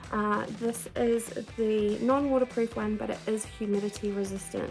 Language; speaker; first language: English; native; English